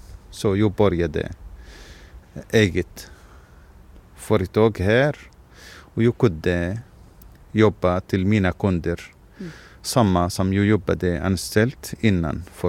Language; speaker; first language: Swedish; non-native, fluent; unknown